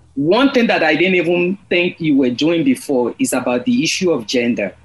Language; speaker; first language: English; non-native, local second language; Yoruba